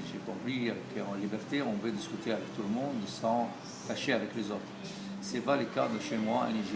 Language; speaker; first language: French; non-native, learner; Arabic